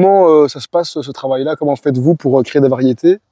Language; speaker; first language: French; native; French